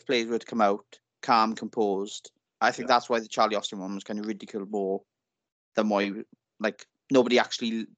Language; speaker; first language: English; native; English